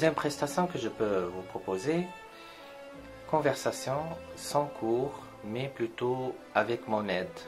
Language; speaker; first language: French; non-native, local second language; Arabic